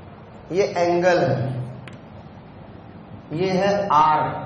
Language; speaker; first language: Hindi; native; Hindi